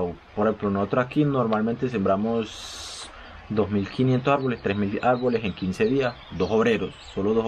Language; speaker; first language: Spanish; native; Spanish